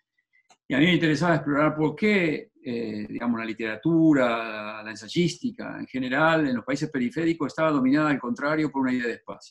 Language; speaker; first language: Spanish; native; Spanish